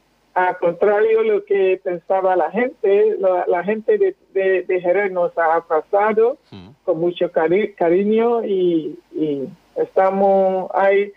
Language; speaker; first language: Spanish; non-native, fluent; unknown